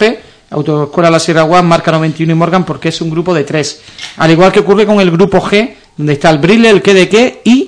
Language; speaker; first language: Spanish; native; Spanish